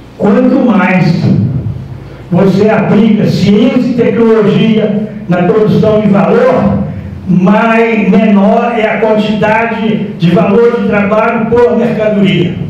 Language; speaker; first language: Portuguese; native; Portuguese